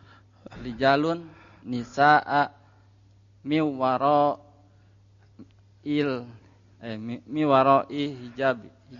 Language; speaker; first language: Arabic; non-native, learner; Indonesian